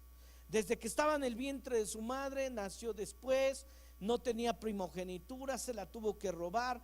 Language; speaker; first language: Spanish; native; Spanish